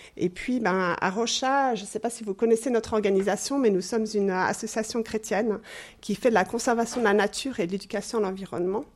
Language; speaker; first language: French; non-native, fluent; English